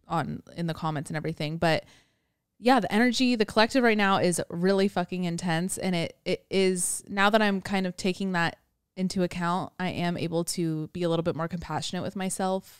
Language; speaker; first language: English; native; English